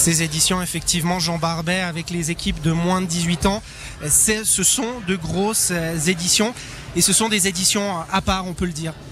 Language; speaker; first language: French; native; French